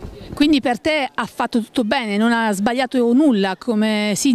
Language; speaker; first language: Italian; native; Italian